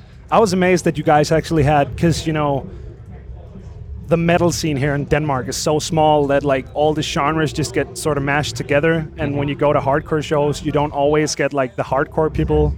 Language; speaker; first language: English; non-native, fluent; Danish